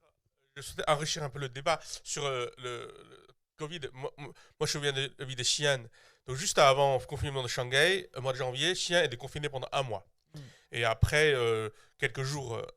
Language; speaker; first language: French; non-native, fluent; Chinese